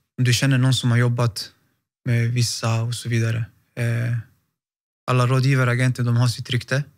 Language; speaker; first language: Swedish; native; Swedish